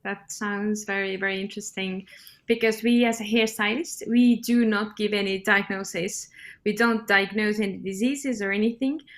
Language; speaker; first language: English; non-native, fluent; Estonian